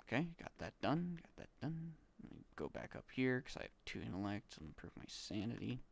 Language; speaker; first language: English; native; English